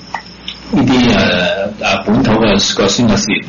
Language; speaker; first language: Chinese; early bilingual, heritage; Cantonese